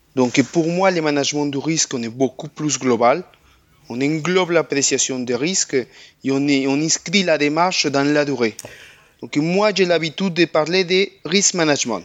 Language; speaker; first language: French; non-native, fluent; Spanish